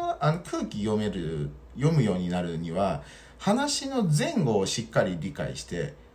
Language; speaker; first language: Japanese; non-native, fluent; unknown